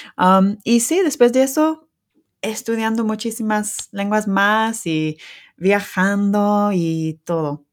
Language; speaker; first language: Spanish; non-native, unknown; English